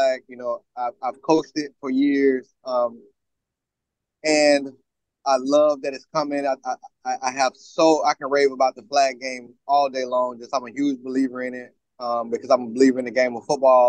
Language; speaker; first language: English; native; English